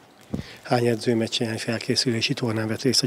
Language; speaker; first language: Hungarian; native; Hungarian